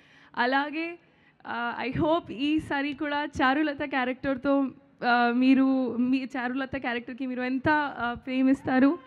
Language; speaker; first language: Telugu; non-native, learner; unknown